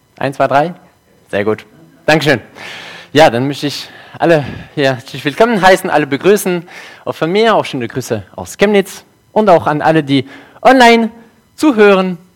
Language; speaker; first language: German; non-native, local second language; French